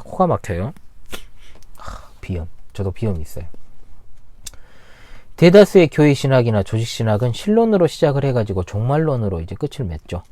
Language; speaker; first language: Korean; native; Korean